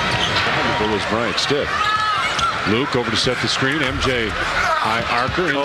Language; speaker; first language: English; native; English